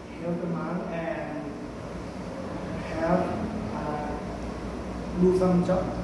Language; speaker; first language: English; non-native, learner; Thai